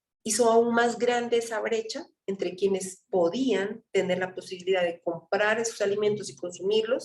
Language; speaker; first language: Spanish; native; Spanish